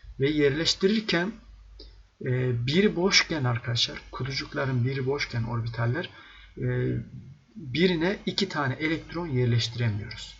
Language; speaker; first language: Turkish; native; Turkish